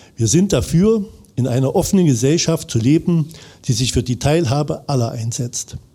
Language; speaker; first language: German; native; German